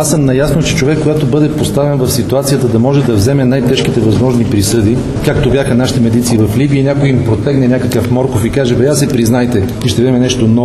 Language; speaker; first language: Bulgarian; native; Bulgarian